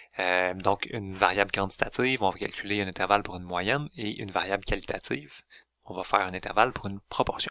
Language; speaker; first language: French; native; French